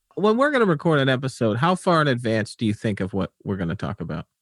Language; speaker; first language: English; native; English